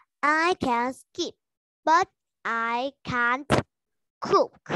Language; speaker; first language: English; non-native, learner; Vietnamese